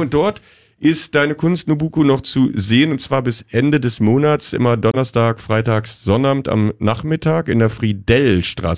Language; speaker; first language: German; native; German